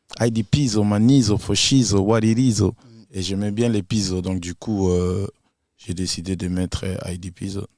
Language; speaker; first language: French; non-native, local second language; Lingala